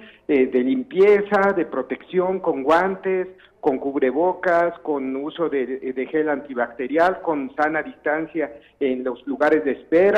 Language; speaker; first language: Spanish; native; Spanish